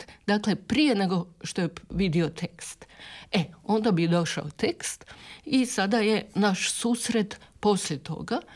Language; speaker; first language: Serbian; native; Serbian